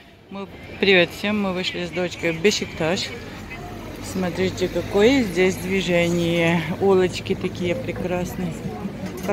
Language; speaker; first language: Russian; native; Russian